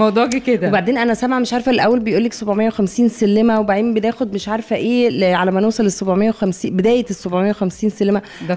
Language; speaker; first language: Arabic; native; Arabic